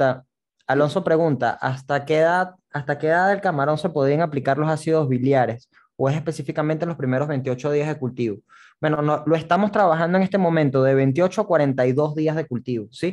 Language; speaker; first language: Spanish; native; Spanish